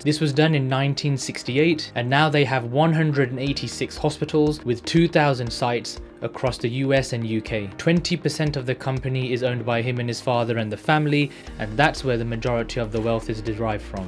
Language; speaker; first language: English; native; English